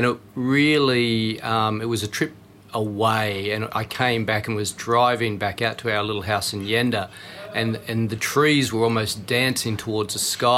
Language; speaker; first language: English; native; English